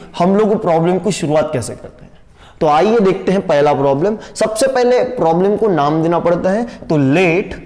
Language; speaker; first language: Hindi; non-native, local second language; Marathi